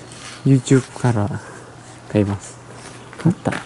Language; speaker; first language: Japanese; non-native, learner; Indonesian